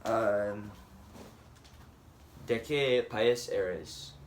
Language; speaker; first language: Spanish; non-native, learner; English